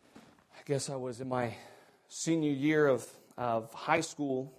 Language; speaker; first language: English; native; English